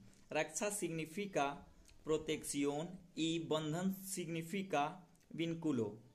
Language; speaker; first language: Spanish; non-native, learner; Hindi